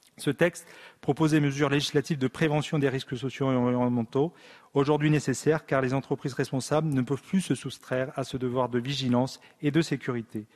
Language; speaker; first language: French; early bilingual, other home language; Spanish